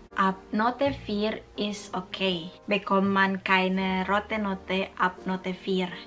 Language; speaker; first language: German; non-native, fluent; Indonesian